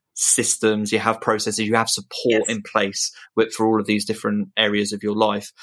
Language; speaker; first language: English; native; English